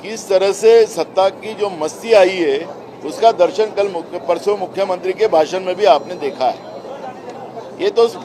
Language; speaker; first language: Hindi; non-native, local second language; Marathi